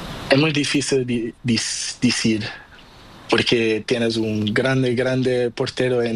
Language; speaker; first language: Spanish; non-native, learner; Portuguese